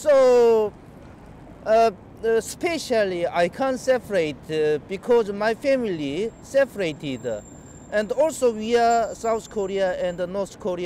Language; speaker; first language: English; non-native, learner; Korean